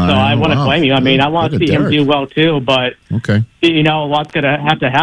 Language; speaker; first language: English; native; English